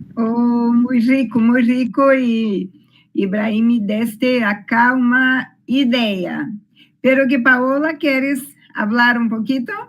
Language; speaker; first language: Spanish; non-native, learner; Portuguese